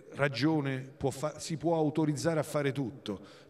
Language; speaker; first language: Italian; native; Italian